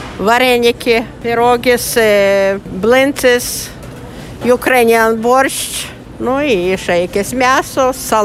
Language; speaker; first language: Russian; non-native, local second language; Ukrainian